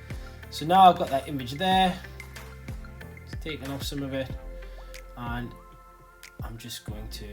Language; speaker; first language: English; native; English